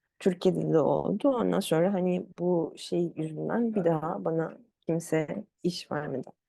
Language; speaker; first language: Turkish; early bilingual, other home language; Arabic